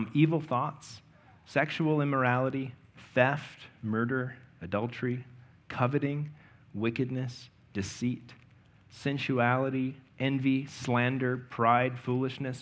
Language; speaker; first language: English; native; English